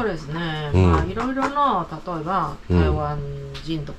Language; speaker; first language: Japanese; non-native, fluent; Chinese